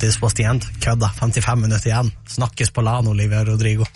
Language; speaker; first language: Norwegian; native; Norwegian